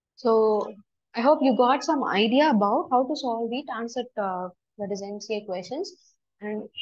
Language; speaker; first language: English; non-native, local second language; Tamil